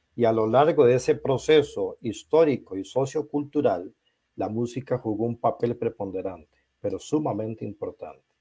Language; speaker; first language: Spanish; native; Spanish